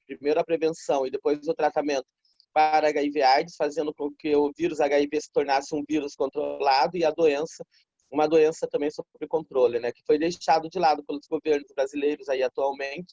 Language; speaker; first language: Portuguese; native; Portuguese